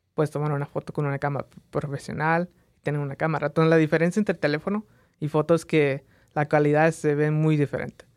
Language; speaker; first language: Spanish; early bilingual, heritage; Spanish